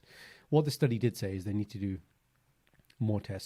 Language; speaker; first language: English; early bilingual, other home language; Punjabi